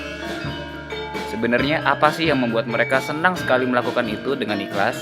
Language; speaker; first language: Indonesian; native; Indonesian